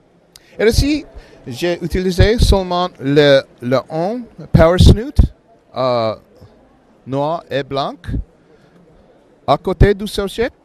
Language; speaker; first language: French; non-native, learner; English